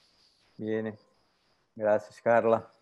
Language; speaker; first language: Spanish; non-native, learner; Portuguese